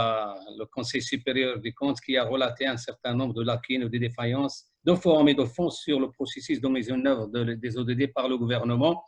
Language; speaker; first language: French; non-native, local second language; Arabic